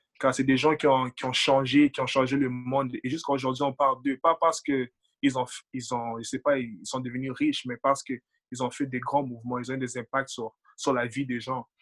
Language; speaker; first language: French; early bilingual, other home language; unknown